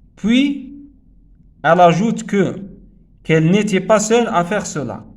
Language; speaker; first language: French; non-native, local second language; Arabic